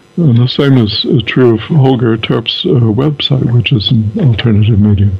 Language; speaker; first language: English; native; English